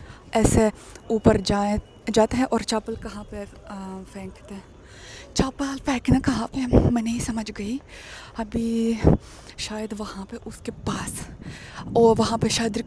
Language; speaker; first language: Hindi; non-native, learner; Russian